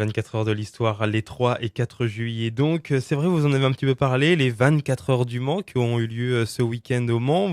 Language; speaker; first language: French; native; French